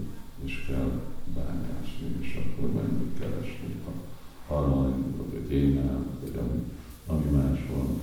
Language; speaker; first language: Hungarian; native; Hungarian